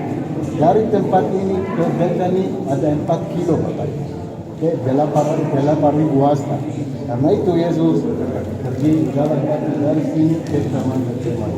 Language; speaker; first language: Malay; non-native, fluent; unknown